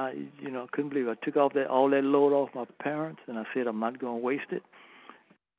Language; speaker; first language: English; native; English